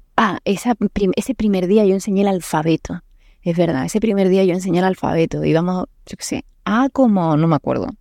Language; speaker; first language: Spanish; native; Spanish